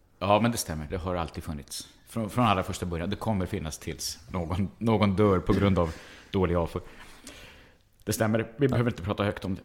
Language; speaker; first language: Swedish; early bilingual, other home language; Estonian